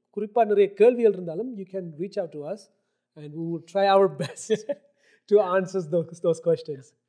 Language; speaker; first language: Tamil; early bilingual, heritage; Tamil